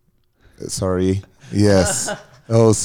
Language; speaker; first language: English; non-native, learner; Portuguese